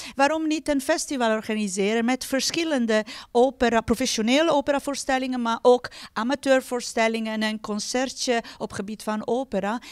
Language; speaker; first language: Dutch; non-native, fluent; Italian